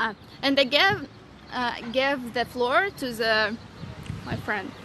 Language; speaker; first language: English; non-native, learner; Russian